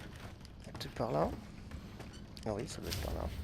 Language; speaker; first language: French; native; French